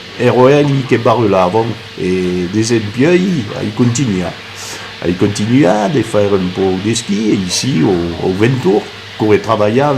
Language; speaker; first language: Occitan; native; Occitan